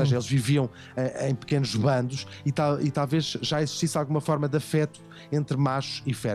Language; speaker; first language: Portuguese; native; Portuguese